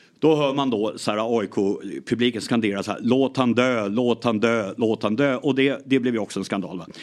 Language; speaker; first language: Swedish; early bilingual, other home language; English